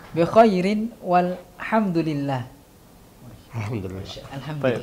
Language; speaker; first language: Arabic; non-native, learner; Indonesian